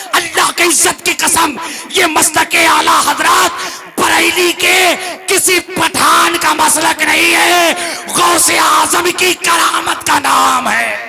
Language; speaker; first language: Hindi; native; Hindi